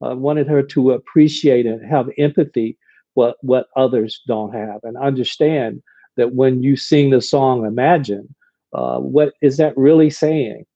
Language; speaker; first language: English; native; English